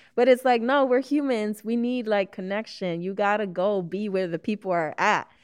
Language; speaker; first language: English; early bilingual, other home language; Spanish